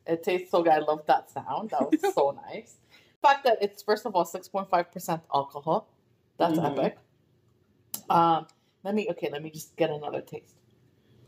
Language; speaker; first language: English; non-native, fluent; Arabic